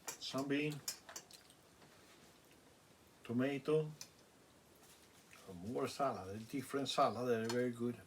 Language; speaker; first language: English; non-native, learner; Swedish